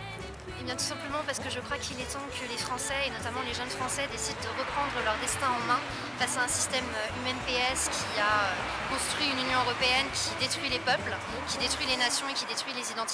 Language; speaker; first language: French; native; French